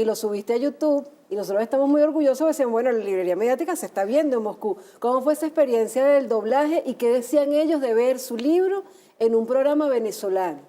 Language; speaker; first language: Spanish; native; Spanish